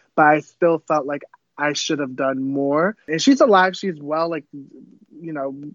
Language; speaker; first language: English; early bilingual, other home language; Kabuverdianu